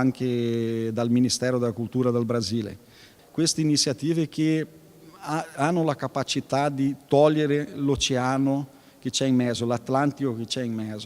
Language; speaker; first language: Italian; early bilingual, heritage; Venetian